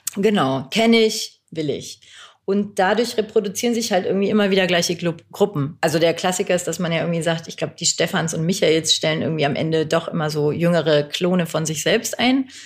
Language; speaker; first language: German; early bilingual, other home language; Turkish